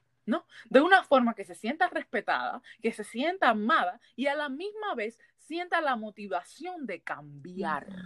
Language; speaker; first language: Spanish; early bilingual, heritage; Spanish